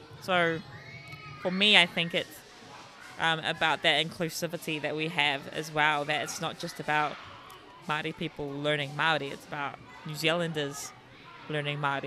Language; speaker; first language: English; native; English